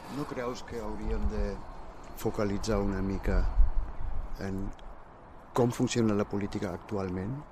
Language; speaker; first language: Catalan; non-native, fluent; German